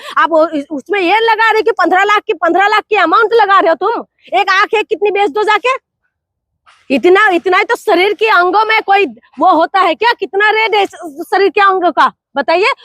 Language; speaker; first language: Hindi; non-native, local second language; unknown